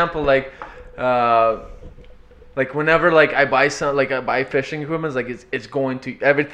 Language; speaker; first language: English; non-native, fluent; Ukrainian